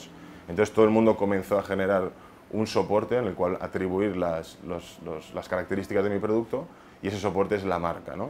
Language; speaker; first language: Spanish; native; Spanish